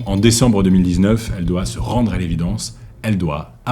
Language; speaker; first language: French; native; French